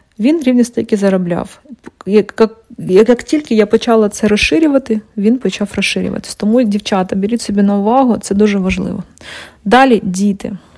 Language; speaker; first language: Ukrainian; non-native, local second language; Russian